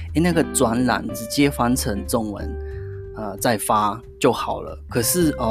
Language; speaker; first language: Chinese; non-native, fluent; Japanese